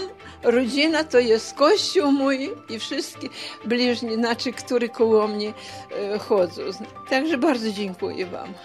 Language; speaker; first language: Polish; early bilingual, heritage; Polish